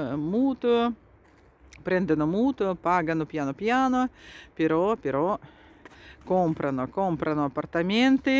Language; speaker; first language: Italian; non-native, fluent; Russian